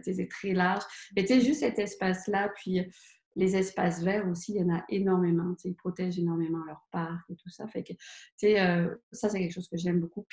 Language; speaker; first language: French; native; French